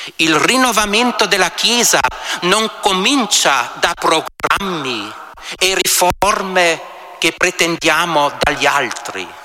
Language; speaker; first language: Italian; non-native, local second language; German